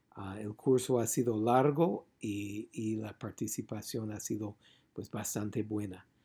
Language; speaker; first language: Spanish; non-native, fluent; English